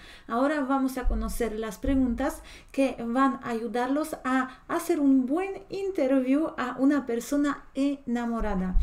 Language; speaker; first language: Spanish; non-native, fluent; Polish